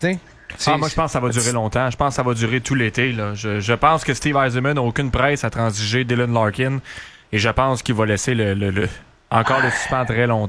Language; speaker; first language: French; native; French